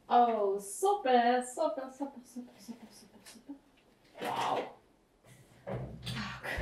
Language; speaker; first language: English; non-native, learner; Russian